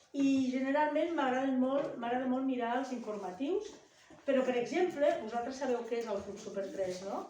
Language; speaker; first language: Catalan; native; Catalan